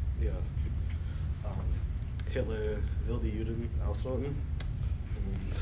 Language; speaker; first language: German; non-native, learner; English